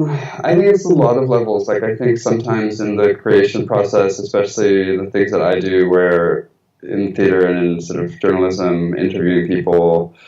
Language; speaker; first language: English; early bilingual, other home language; Spanish